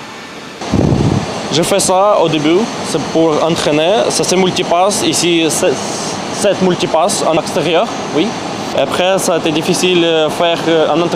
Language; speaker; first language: French; non-native, learner; Ukrainian